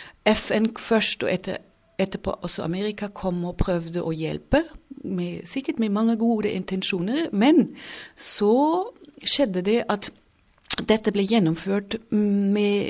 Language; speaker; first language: Norwegian; non-native, fluent; German